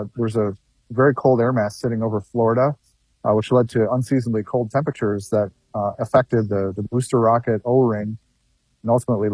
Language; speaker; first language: English; native; English